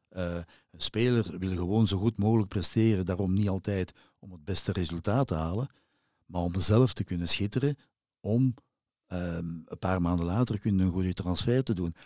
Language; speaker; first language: Dutch; native; Dutch